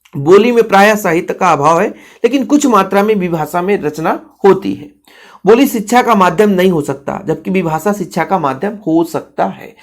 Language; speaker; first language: Hindi; native; Hindi